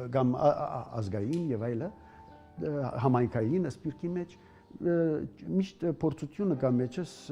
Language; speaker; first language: Armenian; early bilingual, heritage; Armenian